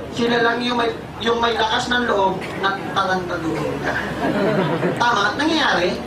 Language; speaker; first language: Filipino; native; Filipino